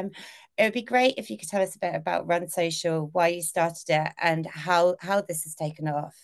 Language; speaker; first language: English; native; English